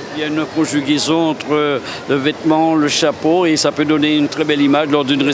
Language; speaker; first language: French; native; French